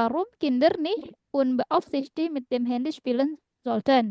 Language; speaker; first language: German; non-native, learner; Indonesian